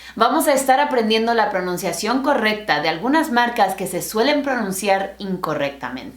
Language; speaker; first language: Spanish; non-native, fluent; English